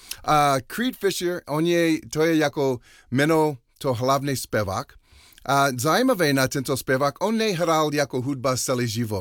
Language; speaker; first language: Czech; non-native, learner; English